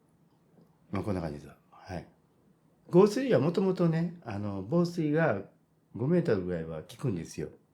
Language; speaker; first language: Japanese; native; Japanese